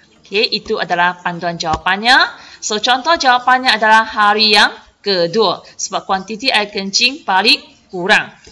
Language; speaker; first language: Malay; non-native, local second language; Chinese